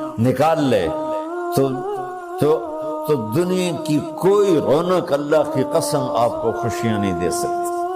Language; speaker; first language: Urdu; non-native, local second language; Punjabi